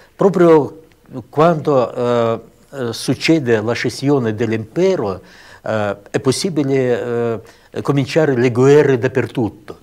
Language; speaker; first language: Italian; non-native, learner; Russian